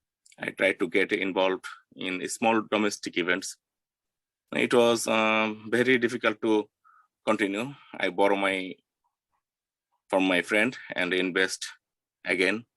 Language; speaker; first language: English; non-native, learner; Bangla